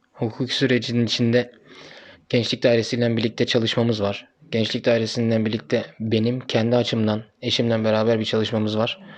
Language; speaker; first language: Turkish; early bilingual, heritage; Turkish